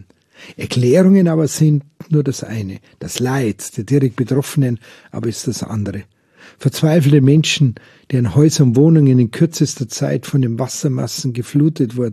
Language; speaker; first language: German; native; German